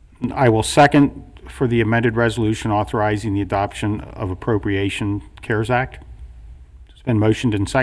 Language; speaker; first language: English; native; English